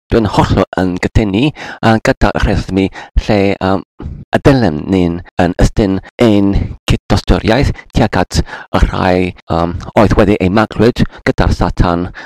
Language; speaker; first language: Welsh; non-native, learner; English